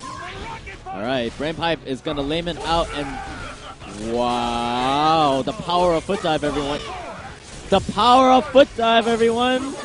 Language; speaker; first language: English; native; English